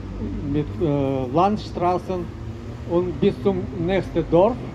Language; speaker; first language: German; non-native, learner; Russian